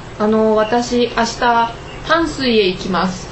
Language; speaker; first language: Japanese; non-native, learner; Chinese